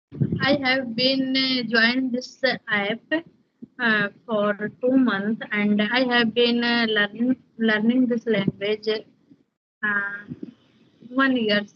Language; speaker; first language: English; non-native, learner; Hindi